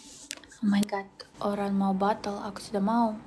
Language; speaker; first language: Indonesian; non-native, learner; Russian